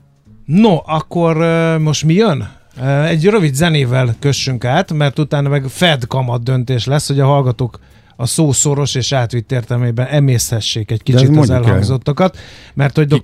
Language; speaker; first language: Hungarian; native; Hungarian